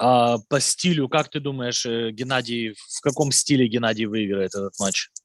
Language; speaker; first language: Russian; native; Russian